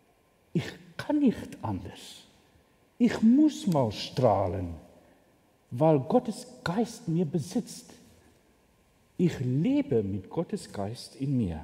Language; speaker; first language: German; non-native, fluent; Afrikaans